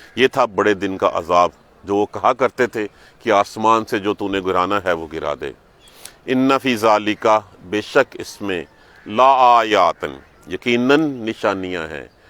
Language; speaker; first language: Urdu; non-native, local second language; Punjabi